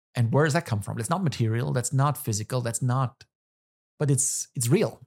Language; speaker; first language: English; non-native, fluent; German